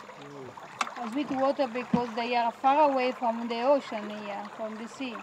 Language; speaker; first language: English; non-native, learner; Italian